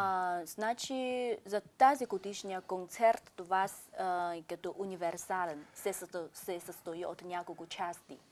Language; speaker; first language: Bulgarian; non-native, fluent; Chinese